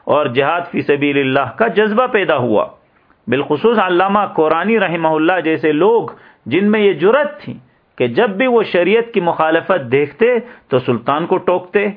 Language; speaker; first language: Urdu; native; Urdu